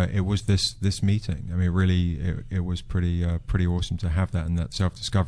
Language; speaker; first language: English; native; English